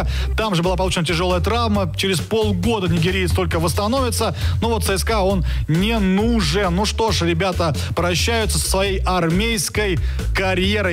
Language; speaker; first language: Russian; native; Russian